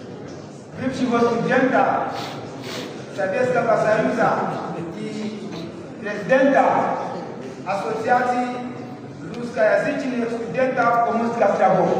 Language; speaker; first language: Russian; non-native, fluent; Comorian